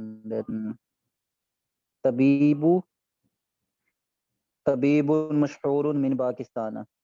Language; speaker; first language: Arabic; non-native, learner; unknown